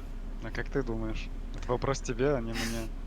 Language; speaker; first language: Russian; non-native, learner; English